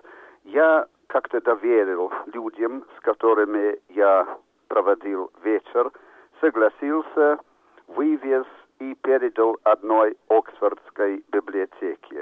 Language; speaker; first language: Russian; non-native, fluent; English